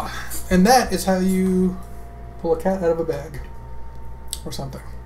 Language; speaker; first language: English; native; English